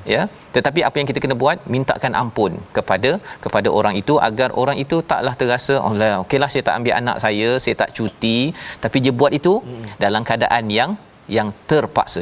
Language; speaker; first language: Malay; native; Malay